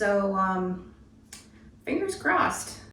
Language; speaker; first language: English; native; English